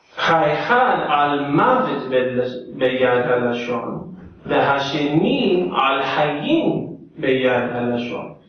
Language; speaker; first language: Hebrew; non-native, learner; English